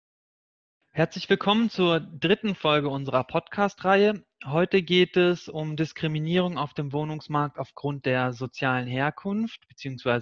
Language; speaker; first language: German; native; German